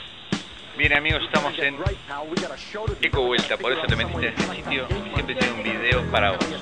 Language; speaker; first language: Spanish; native; Spanish